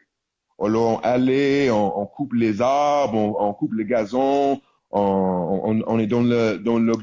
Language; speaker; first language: French; non-native, learner; English